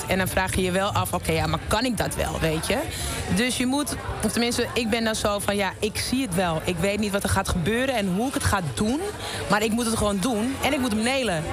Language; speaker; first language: Dutch; native; Dutch